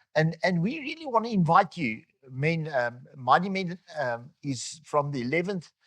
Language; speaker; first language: English; non-native, local second language; Afrikaans